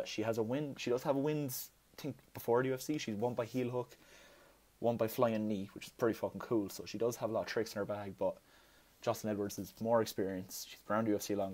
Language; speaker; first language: English; native; English